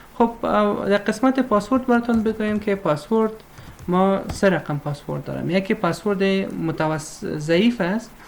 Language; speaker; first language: Persian; native; Persian